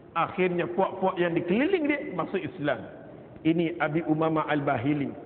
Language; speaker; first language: Malay; native; Malay